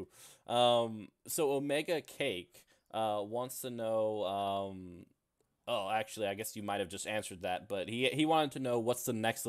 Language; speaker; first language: English; native; English